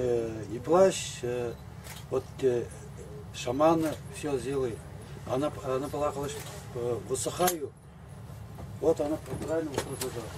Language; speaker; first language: Russian; non-native, local second language; Tuvinian